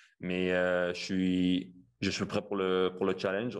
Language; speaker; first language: French; non-native, local second language; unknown